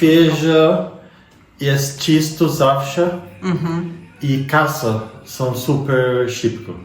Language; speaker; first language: Polish; non-native, learner; Portuguese